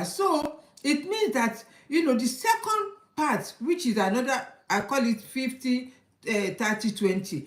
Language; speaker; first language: English; non-native, local second language; Yoruba